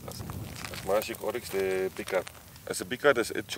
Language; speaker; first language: Hungarian; non-native, learner; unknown